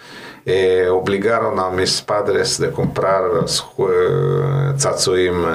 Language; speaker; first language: Spanish; non-native, fluent; Russian